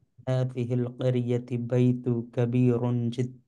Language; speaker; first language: Arabic; non-native, learner; Hindi